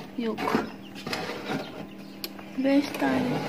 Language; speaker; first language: Turkish; non-native, learner; Indonesian